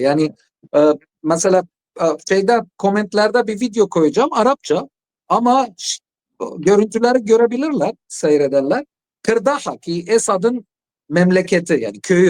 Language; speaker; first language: Turkish; non-native, fluent; Arabic